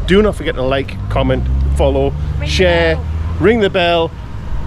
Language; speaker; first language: English; native; English